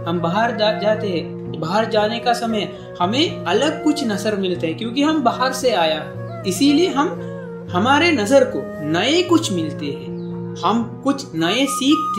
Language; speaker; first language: Hindi; non-native, learner; Sinhala